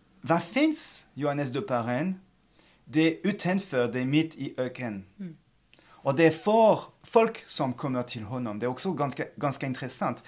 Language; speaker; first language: Swedish; non-native, fluent; French